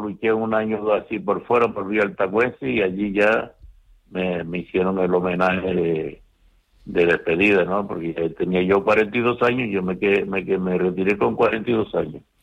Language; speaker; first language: Spanish; native; Spanish